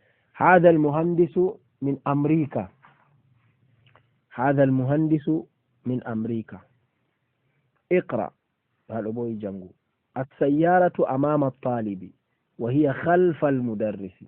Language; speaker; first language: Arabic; non-native, fluent; Fula